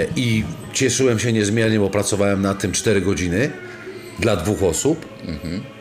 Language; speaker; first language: Polish; non-native, fluent; Italian